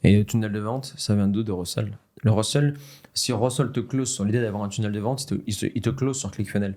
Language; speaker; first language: French; native; French